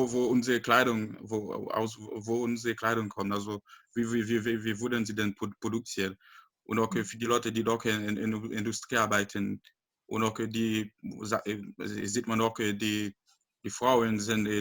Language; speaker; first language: German; non-native, learner; Haitian Creole